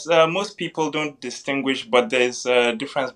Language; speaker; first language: English; non-native, local second language; Hausa